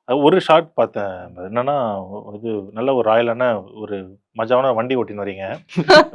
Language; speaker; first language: Tamil; native; Tamil